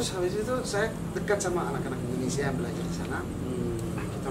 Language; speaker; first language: Indonesian; non-native, fluent; Arabic